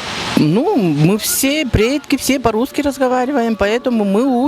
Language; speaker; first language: Russian; non-native, local second language; Tuvinian